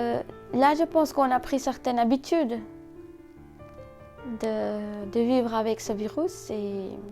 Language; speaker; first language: French; non-native, fluent; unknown